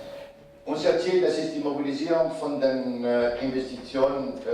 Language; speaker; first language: German; non-native, fluent; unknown